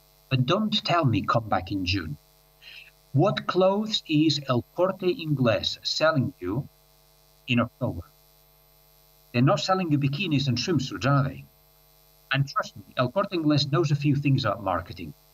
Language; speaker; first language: English; non-native, fluent; Catalan